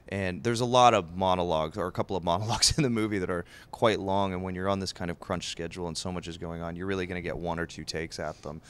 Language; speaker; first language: English; native; English